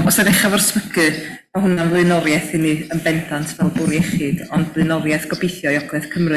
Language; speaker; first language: Welsh; native; Welsh